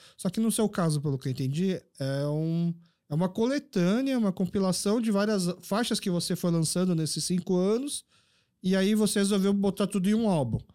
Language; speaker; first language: Portuguese; early bilingual, other home language; Korean